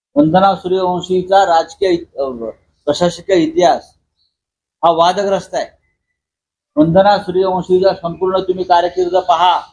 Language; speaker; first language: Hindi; non-native, local second language; Marathi